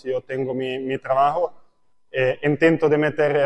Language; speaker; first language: Spanish; non-native, fluent; Italian